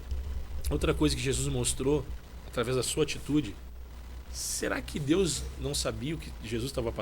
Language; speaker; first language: Portuguese; native; Portuguese